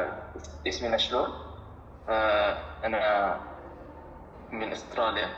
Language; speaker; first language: Arabic; non-native, learner; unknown